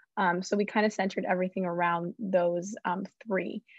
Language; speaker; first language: English; native; English